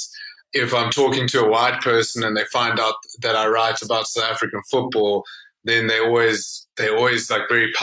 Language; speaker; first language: English; native; English